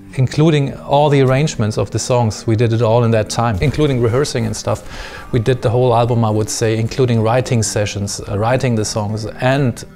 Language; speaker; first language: English; non-native, fluent; German